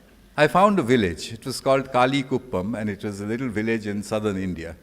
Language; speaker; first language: English; non-native, local second language; Bangla